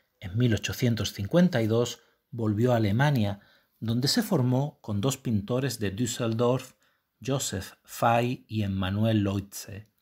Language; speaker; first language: Spanish; native; Spanish